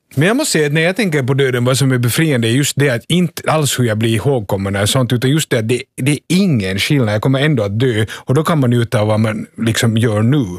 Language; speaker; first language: Swedish; native; Swedish